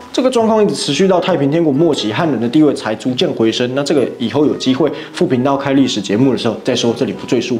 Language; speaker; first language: Chinese; native; Chinese